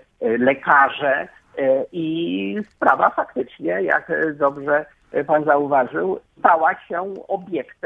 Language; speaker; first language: Polish; native; Polish